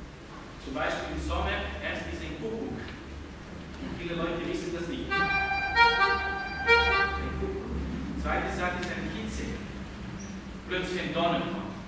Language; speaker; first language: German; non-native, fluent; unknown